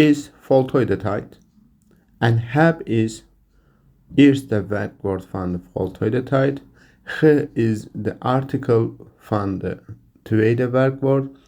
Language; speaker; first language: Dutch; non-native, learner; Turkish